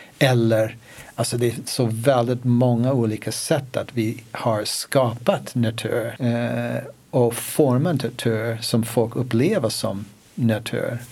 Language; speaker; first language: Swedish; non-native, fluent; English